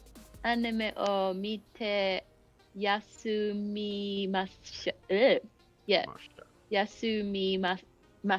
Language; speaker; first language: Japanese; non-native, learner; English